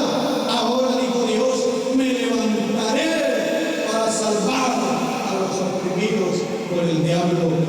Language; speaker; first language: Spanish; native; Spanish